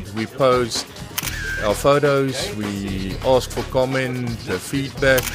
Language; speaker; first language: English; non-native, local second language; Afrikaans